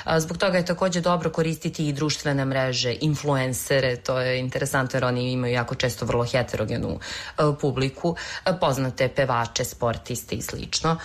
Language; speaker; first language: Serbian; native; Serbian